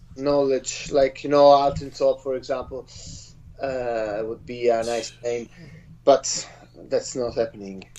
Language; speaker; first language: English; non-native, fluent; Italian